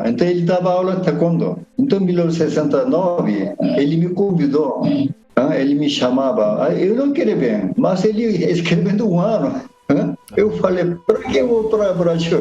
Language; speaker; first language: Portuguese; non-native, learner; Korean